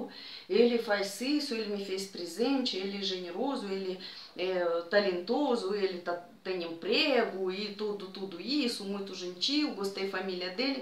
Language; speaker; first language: Portuguese; non-native, fluent; Russian